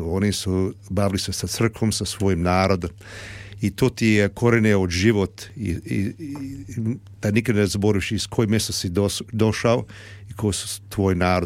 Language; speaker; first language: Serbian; early bilingual, heritage; Serbian